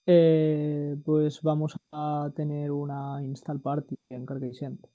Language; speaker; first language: Spanish; non-native, local second language; Catalan